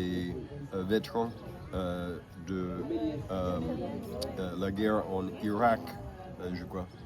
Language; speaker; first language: French; non-native, fluent; English